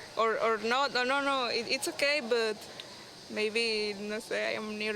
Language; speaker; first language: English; non-native, learner; Spanish